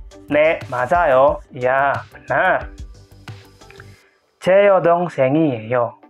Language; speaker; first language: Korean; non-native, fluent; Indonesian